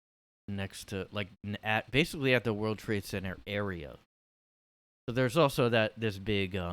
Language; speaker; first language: English; native; English